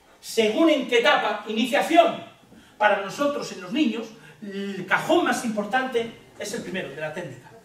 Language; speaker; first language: Spanish; native; Spanish